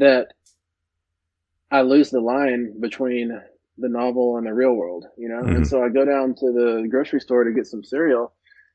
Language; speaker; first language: English; native; English